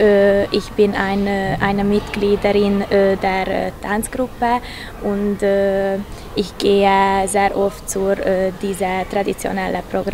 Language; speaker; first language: German; non-native, learner; Hungarian